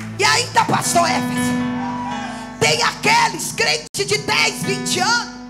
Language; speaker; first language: Portuguese; native; Portuguese